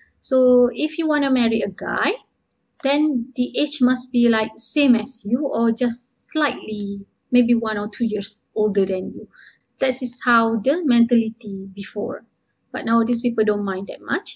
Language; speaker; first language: English; non-native, local second language; Malay